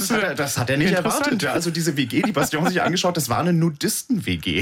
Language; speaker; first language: German; native; German